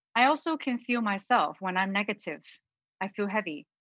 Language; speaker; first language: English; early bilingual, other home language; Cantonese